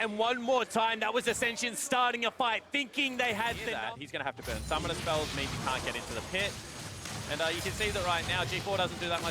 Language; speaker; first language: English; native; English